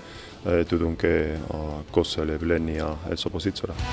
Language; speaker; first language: Hungarian; non-native, learner; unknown